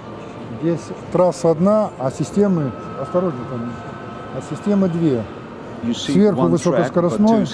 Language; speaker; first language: Russian; native; Russian